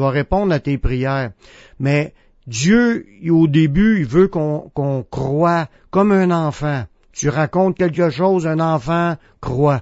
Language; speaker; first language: French; native; French